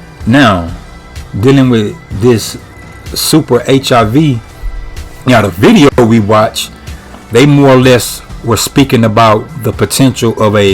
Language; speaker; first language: English; native; English